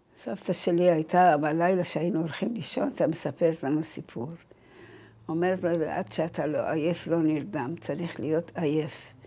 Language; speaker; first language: Hebrew; early bilingual, other home language; Persian